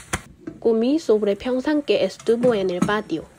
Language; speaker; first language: Spanish; non-native, learner; Korean